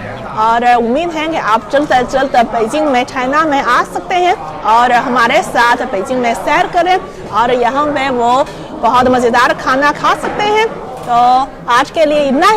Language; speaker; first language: Hindi; non-native, learner; Chinese